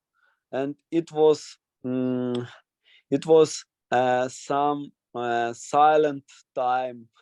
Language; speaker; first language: English; non-native, learner; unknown